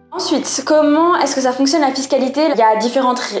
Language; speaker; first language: French; native; French